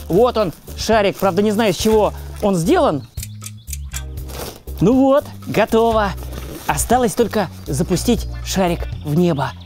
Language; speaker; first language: Russian; native; Russian